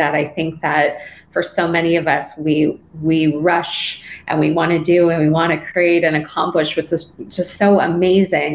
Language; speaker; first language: English; native; English